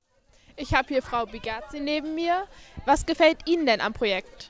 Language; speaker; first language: German; native; German